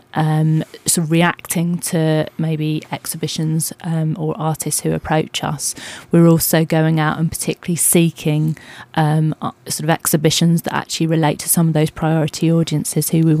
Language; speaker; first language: English; native; English